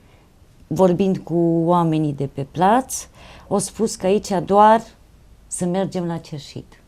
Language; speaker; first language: Romanian; non-native, local second language; Romany